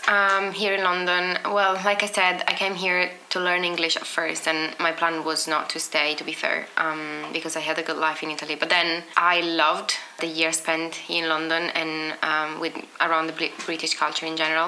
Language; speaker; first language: English; non-native, fluent; Italian